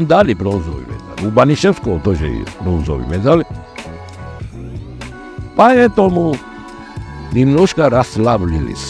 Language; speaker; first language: Russian; non-native, local second language; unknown